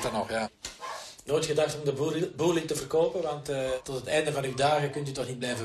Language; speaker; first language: Dutch; native; Dutch